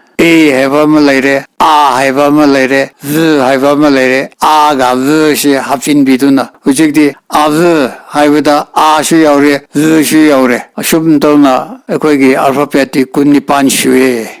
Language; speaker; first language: Manipuri; non-native, local second language; Tangkhul Naga (India)